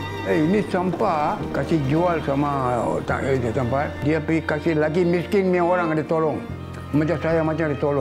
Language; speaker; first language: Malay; non-native, local second language; Tamil